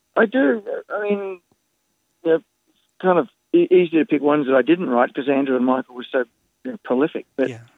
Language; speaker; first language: English; native; English